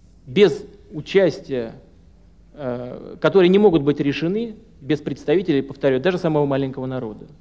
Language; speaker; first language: Russian; native; Russian